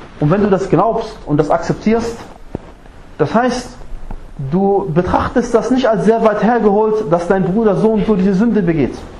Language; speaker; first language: German; non-native, fluent; Arabic